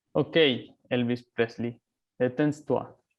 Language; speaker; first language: French; non-native, learner; Spanish